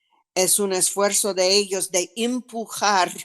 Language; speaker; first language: Spanish; non-native, fluent; English